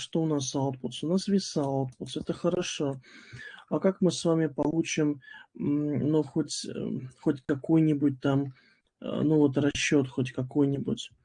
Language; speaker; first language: Russian; native; Russian